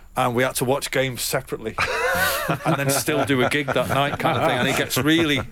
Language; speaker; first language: English; native; English